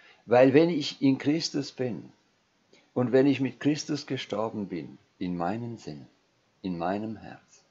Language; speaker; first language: German; non-native, fluent; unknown